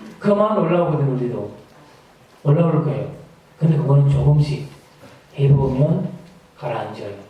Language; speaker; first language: Korean; non-native, fluent; Sinhala